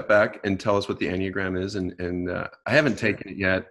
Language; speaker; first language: English; native; English